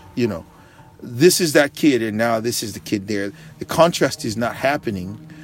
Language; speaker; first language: English; non-native, local second language; Bemba